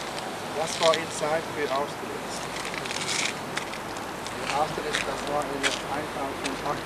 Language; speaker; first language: German; non-native, learner; Swedish